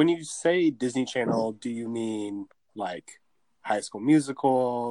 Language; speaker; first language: English; native; English